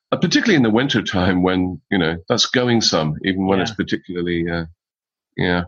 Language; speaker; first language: English; native; English